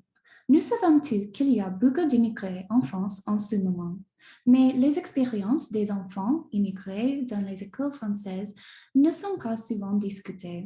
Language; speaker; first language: French; non-native, learner; English